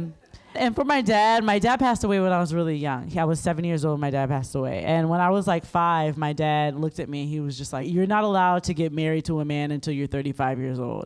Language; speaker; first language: English; native; English